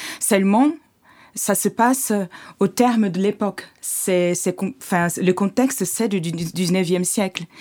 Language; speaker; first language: French; non-native, fluent; Portuguese